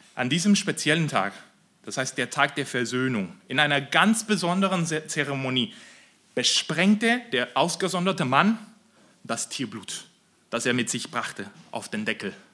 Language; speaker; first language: German; non-native, fluent; Spanish